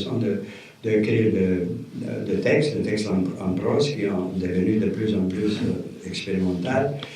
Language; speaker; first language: French; non-native, fluent; Romanian